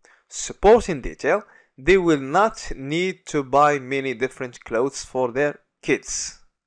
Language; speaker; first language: English; non-native, fluent; Arabic